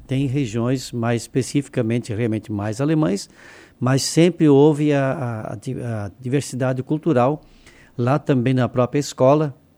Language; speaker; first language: Portuguese; non-native, local second language; German